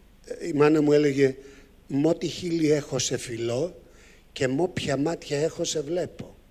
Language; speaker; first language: Greek; native; Greek